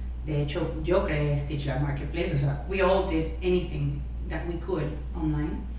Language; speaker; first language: English; non-native, fluent; Spanish